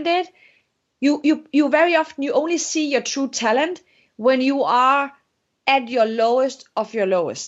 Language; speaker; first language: English; non-native, fluent; Danish